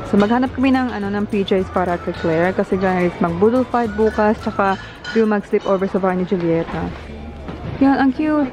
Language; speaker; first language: Filipino; non-native, learner; English